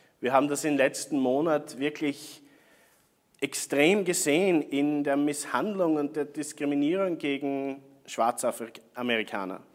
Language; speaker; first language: German; native; German